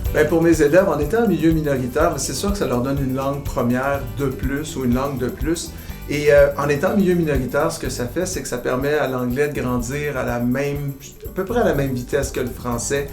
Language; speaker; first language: French; native; French